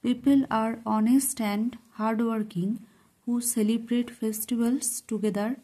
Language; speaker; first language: English; non-native, local second language; Bangla